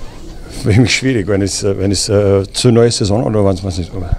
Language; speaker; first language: German; non-native, learner; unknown